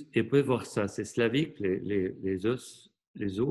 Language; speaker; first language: French; non-native, local second language; German